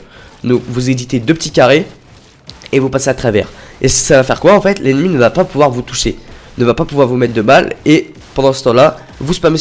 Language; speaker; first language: French; native; French